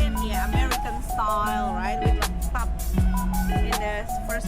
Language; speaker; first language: English; non-native, learner; Indonesian